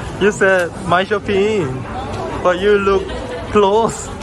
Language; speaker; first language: English; non-native, learner; Korean